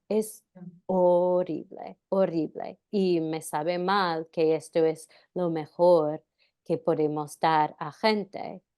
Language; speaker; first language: Spanish; non-native, fluent; English